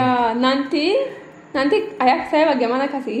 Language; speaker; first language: Indonesian; non-native, learner; Turkish